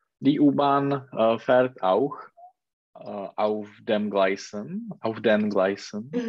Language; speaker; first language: German; non-native, learner; Czech